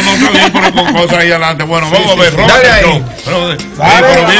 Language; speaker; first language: Spanish; native; Spanish